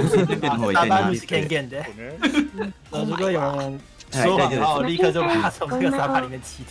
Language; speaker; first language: Japanese; non-native, fluent; Chinese